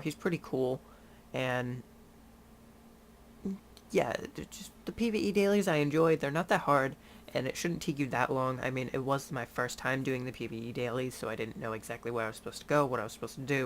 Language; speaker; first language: English; native; English